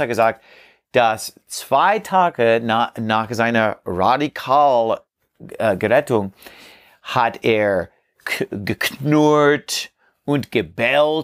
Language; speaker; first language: German; non-native, learner; English